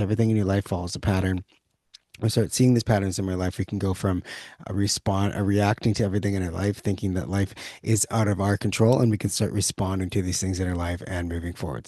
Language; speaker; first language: English; native; English